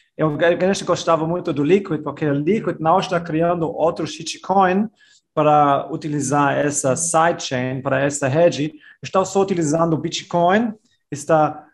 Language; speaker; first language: Portuguese; non-native, fluent; German